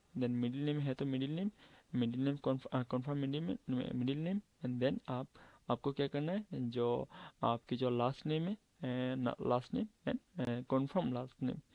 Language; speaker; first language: Hindi; non-native, local second language; Bangla